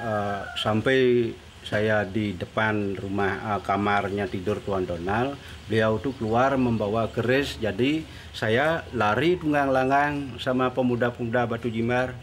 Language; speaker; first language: Indonesian; non-native, local second language; Balinese